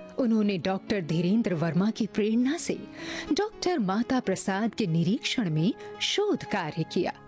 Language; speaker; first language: Hindi; native; Hindi